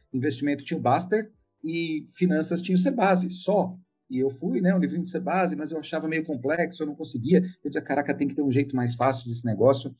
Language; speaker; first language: Portuguese; native; Portuguese